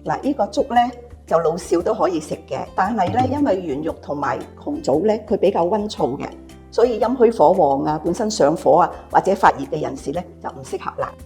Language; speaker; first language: Cantonese; native; Cantonese